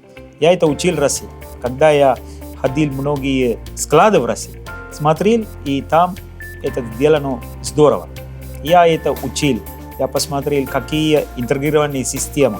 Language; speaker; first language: Russian; non-native, fluent; Sinhala